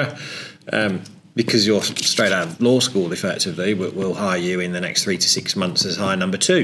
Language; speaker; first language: English; native; English